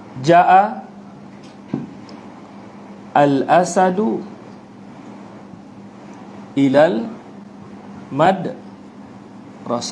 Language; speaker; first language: Arabic; non-native, fluent; Malay